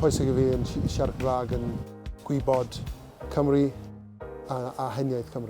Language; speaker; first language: Welsh; non-native, local second language; English